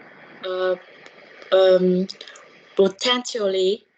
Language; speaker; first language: English; non-native, learner; Vietnamese